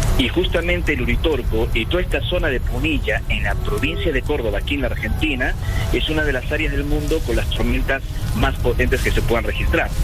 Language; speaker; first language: Spanish; native; Spanish